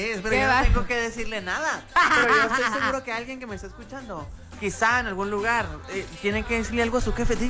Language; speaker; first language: Spanish; native; Spanish